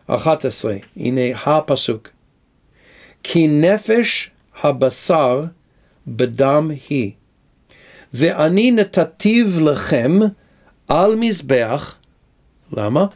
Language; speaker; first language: Hebrew; non-native, fluent; English